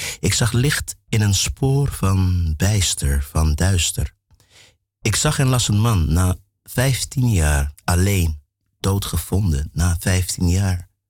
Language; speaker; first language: Dutch; early bilingual, other home language; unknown